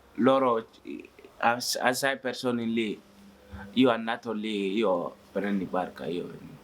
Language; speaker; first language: Italian; non-native, learner; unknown